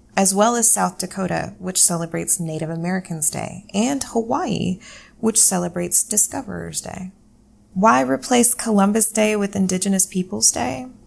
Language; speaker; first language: English; native; English